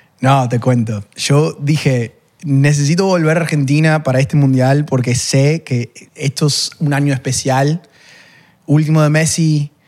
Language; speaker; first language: Spanish; non-native, fluent; English